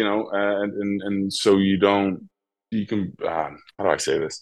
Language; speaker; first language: English; non-native, fluent; Dutch